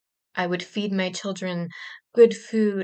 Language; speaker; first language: English; native; English